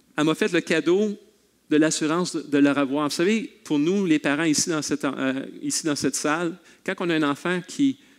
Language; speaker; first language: French; native; French